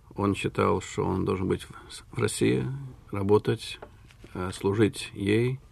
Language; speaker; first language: Russian; early bilingual, heritage; Russian